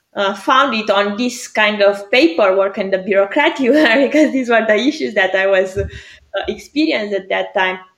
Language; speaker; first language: English; non-native, fluent; Greek